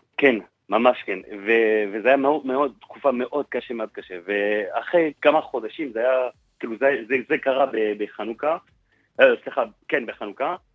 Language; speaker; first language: Hebrew; non-native, fluent; French